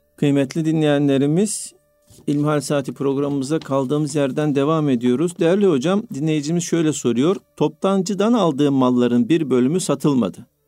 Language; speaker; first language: Turkish; native; Turkish